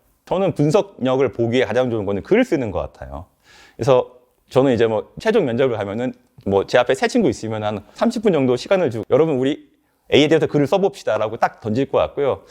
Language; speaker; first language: Korean; native; Korean